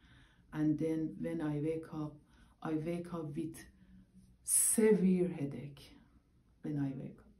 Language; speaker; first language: English; non-native, learner; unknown